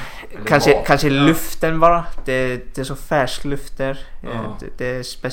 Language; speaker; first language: Swedish; non-native, fluent; Icelandic